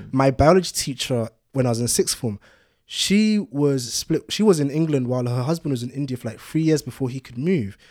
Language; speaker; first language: English; early bilingual, other home language; Yoruba